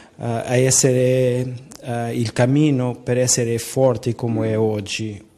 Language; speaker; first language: Italian; non-native, learner; Portuguese